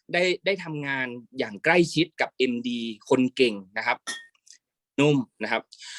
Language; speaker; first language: Thai; native; Thai